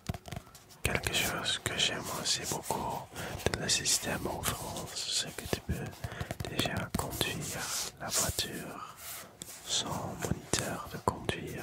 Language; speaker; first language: French; non-native, local second language; Dutch